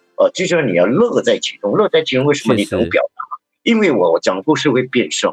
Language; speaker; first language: Chinese; native; Chinese